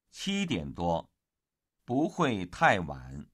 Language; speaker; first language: Chinese; non-native, learner; Vietnamese